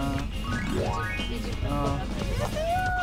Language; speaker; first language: Korean; non-native, fluent; Russian